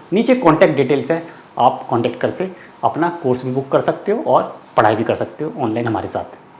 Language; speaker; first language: Hindi; native; Hindi